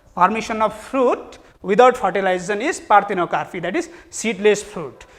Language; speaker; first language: English; non-native, local second language; Nepali